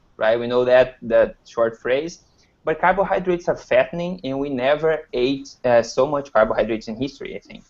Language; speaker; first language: English; non-native, fluent; Portuguese